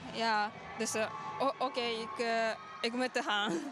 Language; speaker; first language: Dutch; non-native, learner; Japanese